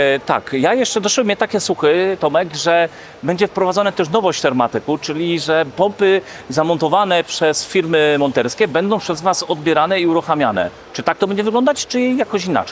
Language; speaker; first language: Polish; native; Polish